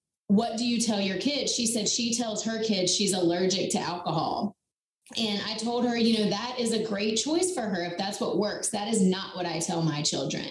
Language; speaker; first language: English; native; English